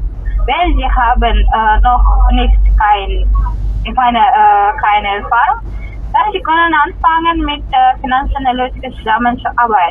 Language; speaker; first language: German; non-native, learner; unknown